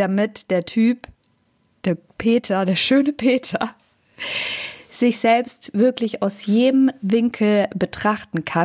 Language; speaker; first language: German; native; German